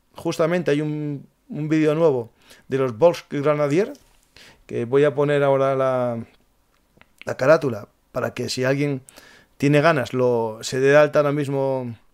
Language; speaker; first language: Spanish; native; Spanish